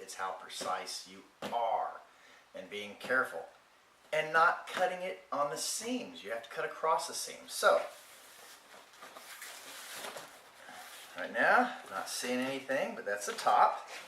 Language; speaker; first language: English; native; English